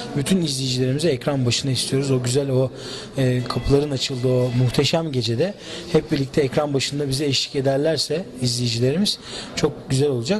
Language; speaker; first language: Turkish; native; Turkish